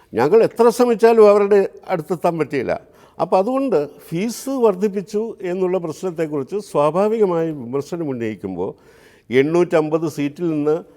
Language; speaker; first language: Malayalam; native; Malayalam